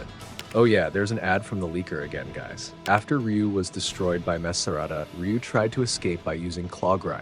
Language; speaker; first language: English; non-native, fluent; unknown